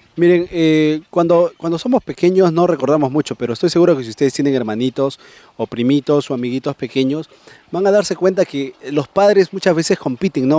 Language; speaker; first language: Spanish; native; Spanish